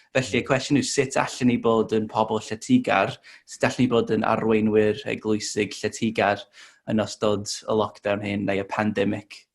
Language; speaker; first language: Welsh; non-native, fluent; English